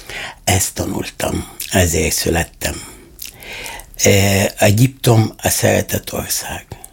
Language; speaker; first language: Hungarian; non-native, fluent; Arabic